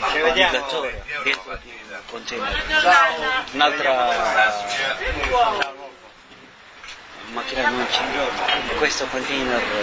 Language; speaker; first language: Italian; non-native, learner; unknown